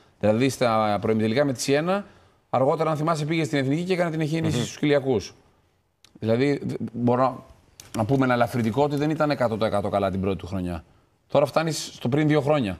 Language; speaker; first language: Greek; native; Greek